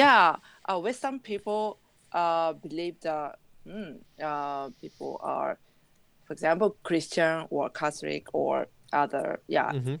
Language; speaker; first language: English; non-native, learner; Japanese